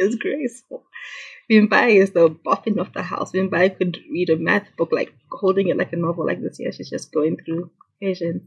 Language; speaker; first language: English; non-native, local second language; Shona